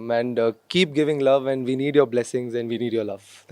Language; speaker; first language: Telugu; non-native, fluent; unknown